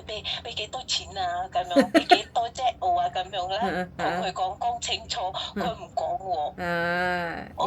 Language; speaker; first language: Cantonese; non-native, fluent; Indonesian